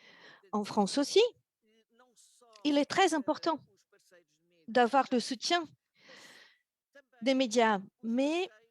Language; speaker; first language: French; non-native, fluent; Portuguese